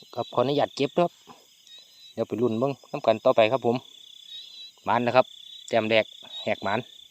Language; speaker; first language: Thai; native; Thai